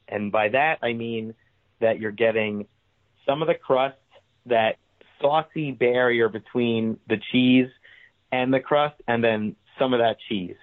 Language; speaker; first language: English; native; English